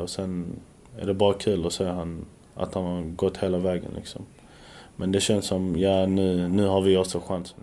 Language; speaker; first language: Swedish; early bilingual, other home language; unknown